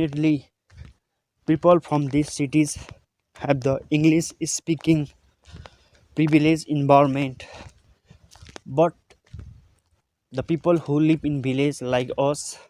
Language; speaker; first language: English; non-native, local second language; Nepali